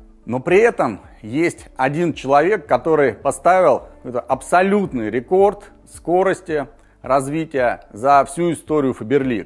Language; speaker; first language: Russian; native; Russian